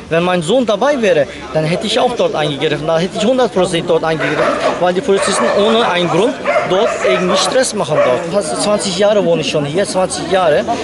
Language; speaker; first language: German; non-native, fluent; Turkish